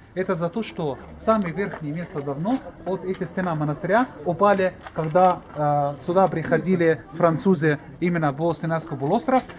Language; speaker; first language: Russian; non-native, learner; Arabic